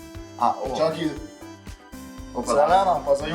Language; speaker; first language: Slovenian; native; Slovenian